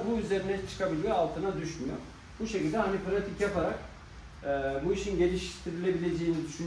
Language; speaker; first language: Turkish; native; Turkish